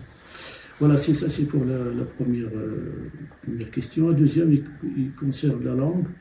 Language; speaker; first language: French; non-native, local second language; Tachelhit